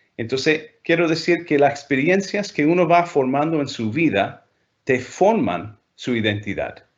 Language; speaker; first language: Spanish; non-native, fluent; English